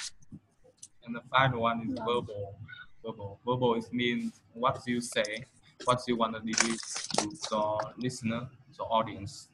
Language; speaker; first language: English; non-native, fluent; Vietnamese